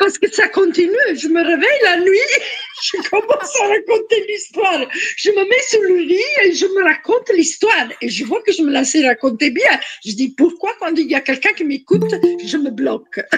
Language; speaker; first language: French; non-native, fluent; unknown